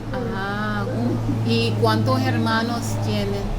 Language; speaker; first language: Spanish; early bilingual, heritage; English